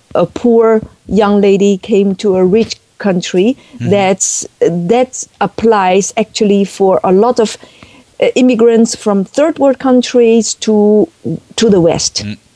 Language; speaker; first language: English; non-native, fluent; Chinese